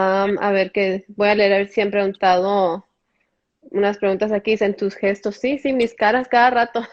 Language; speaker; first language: Spanish; early bilingual, heritage; Spanish